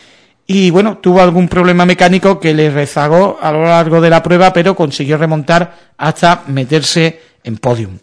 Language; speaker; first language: Spanish; native; Spanish